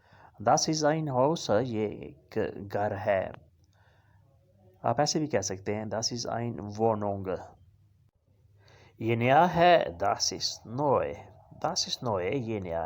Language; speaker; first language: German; non-native, learner; Urdu